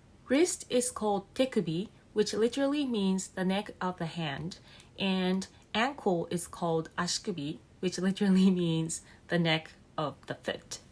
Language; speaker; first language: English; non-native, fluent; Japanese